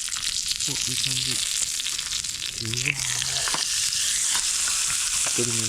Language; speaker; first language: Japanese; native; Japanese